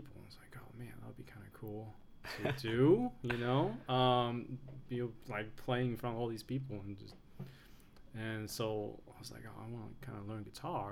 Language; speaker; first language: English; early bilingual, other home language; Chinese